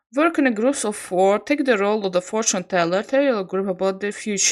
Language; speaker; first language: English; non-native, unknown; Azerbaijani